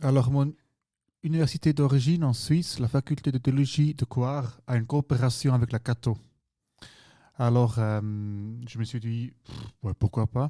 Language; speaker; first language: French; non-native, local second language; German